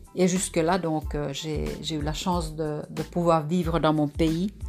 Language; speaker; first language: French; non-native, fluent; Finnish